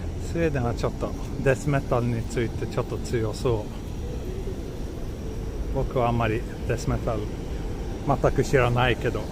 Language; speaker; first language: Japanese; non-native, fluent; Swedish